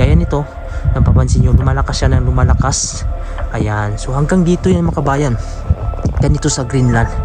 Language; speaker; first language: Filipino; native; Filipino